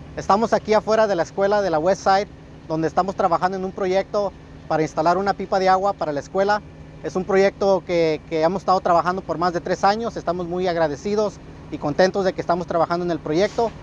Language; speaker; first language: English; native; English